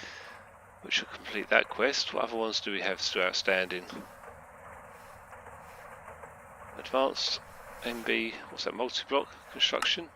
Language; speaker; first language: English; native; English